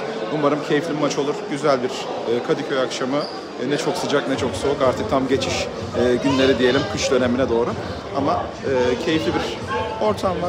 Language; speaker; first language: Turkish; native; Turkish